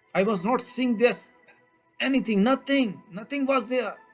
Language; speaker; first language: English; non-native, local second language; Hindi